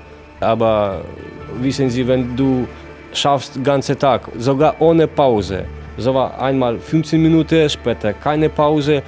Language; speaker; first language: German; non-native, learner; Polish